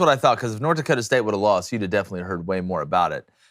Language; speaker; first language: English; native; English